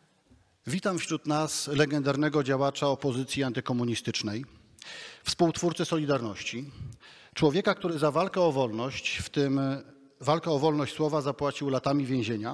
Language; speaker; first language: Polish; native; Polish